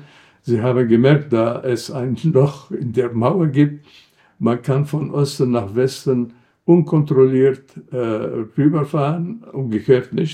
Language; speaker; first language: German; non-native, fluent; Arabic